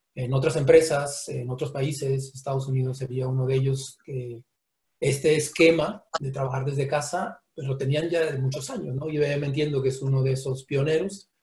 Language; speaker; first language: Spanish; native; Spanish